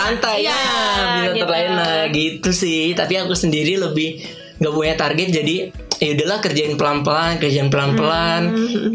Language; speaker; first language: Indonesian; native; Indonesian